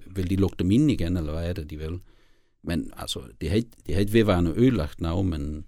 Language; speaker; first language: Danish; native; Danish